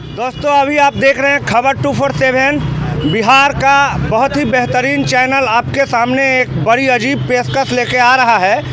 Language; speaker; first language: Hindi; native; Hindi